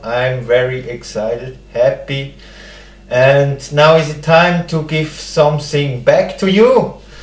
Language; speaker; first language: English; non-native, learner; German